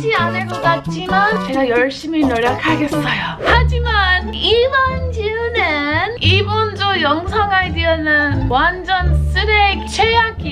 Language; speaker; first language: Korean; non-native, fluent; English